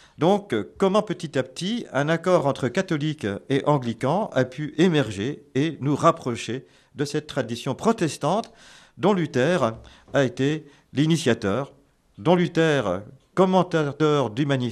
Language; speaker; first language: French; native; French